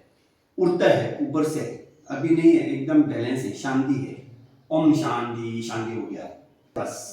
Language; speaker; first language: Hindi; non-native, fluent; Tibetan